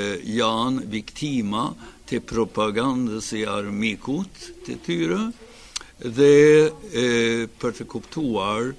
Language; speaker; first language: Albanian; non-native, fluent; Swedish